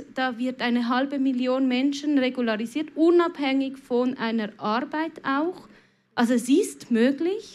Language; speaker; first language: German; native; German